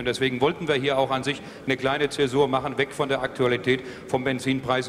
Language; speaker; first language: German; native; German